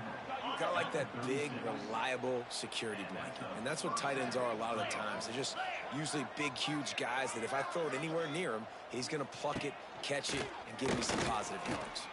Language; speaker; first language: English; native; English